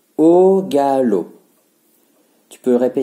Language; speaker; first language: French; native; French